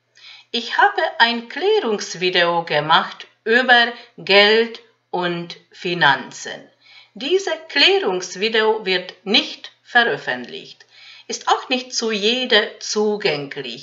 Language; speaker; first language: German; non-native, fluent; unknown